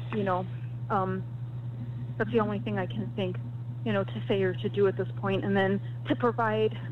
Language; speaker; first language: English; native; English